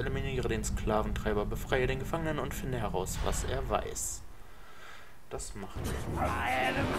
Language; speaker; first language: German; native; German